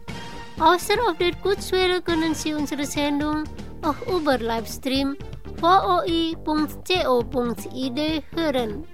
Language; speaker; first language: German; non-native, fluent; Indonesian